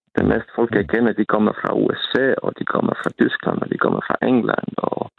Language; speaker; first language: Danish; non-native, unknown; Estonian